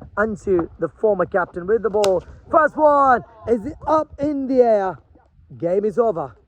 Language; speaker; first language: English; non-native, local second language; Malayalam